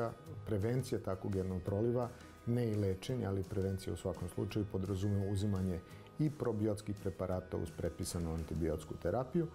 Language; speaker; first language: Serbian; native; Serbian